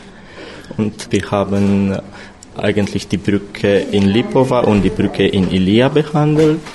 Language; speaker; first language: German; non-native, fluent; Romanian